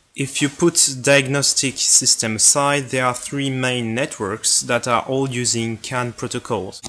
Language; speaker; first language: English; non-native, fluent; French